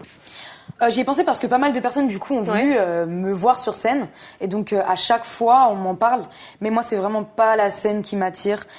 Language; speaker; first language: French; native; French